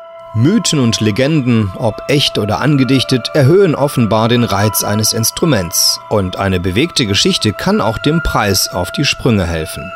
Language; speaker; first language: German; native; German